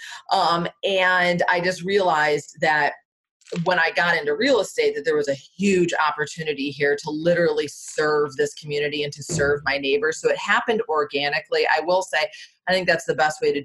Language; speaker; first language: English; native; English